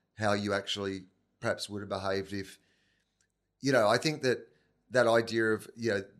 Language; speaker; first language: English; native; English